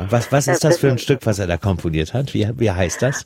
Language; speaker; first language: German; native; German